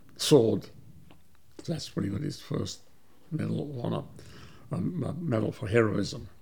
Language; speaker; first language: English; early bilingual, other home language; Serbian